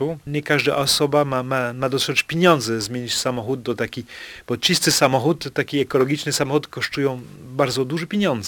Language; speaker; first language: Polish; non-native, fluent; French